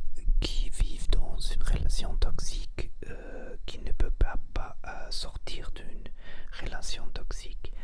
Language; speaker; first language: French; non-native, learner; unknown